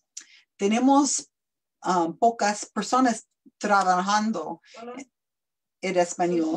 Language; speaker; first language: Spanish; non-native, learner; English